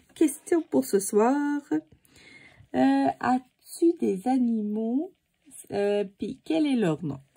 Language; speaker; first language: French; native; French